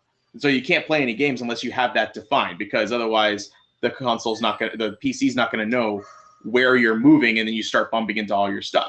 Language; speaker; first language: English; native; English